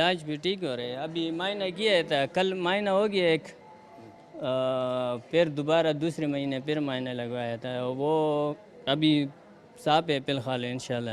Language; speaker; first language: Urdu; non-native, local second language; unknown